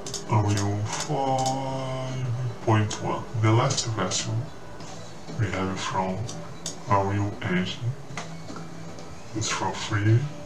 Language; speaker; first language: English; non-native, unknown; Portuguese